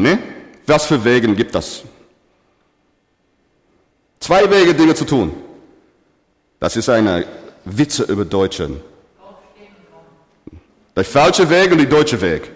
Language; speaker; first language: German; non-native, fluent; English